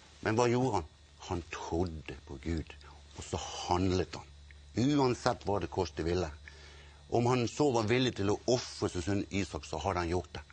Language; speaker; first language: Norwegian; native; Norwegian